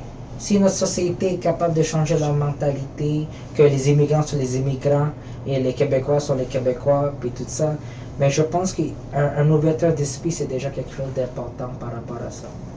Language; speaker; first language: French; early bilingual, other home language; Filipino